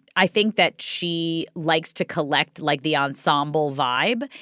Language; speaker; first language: English; native; English